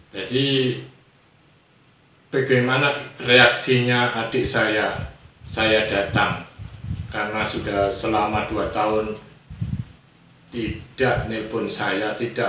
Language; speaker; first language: Indonesian; non-native, local second language; Javanese